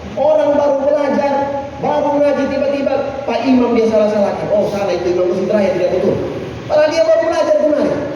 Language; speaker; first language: Indonesian; native; Indonesian